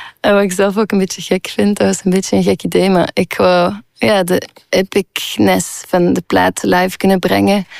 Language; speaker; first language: Dutch; non-native, local second language; French